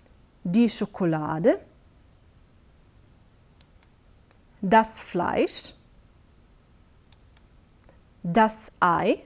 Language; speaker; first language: German; non-native, fluent; Bosnian